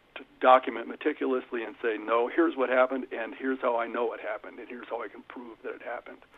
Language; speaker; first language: English; native; English